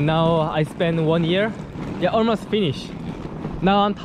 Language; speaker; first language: English; non-native, learner; Korean